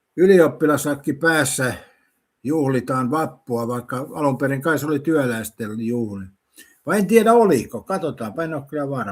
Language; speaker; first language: Finnish; native; Finnish